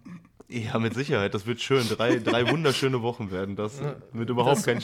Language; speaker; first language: German; native; German